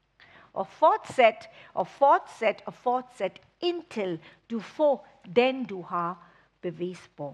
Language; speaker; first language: Danish; non-native, fluent; English